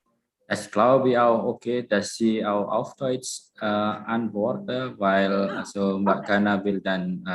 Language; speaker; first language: German; non-native, fluent; Indonesian